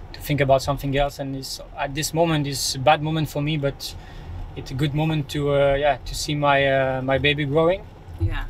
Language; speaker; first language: English; non-native, learner; French